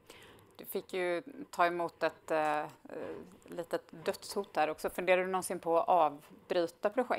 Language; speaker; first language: Swedish; native; Swedish